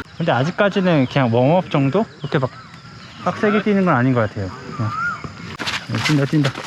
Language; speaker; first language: Korean; native; Korean